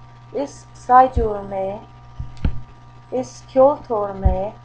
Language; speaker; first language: Irish; non-native, learner; English